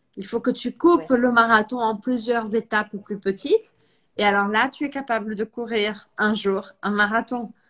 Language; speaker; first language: French; non-native, fluent; Portuguese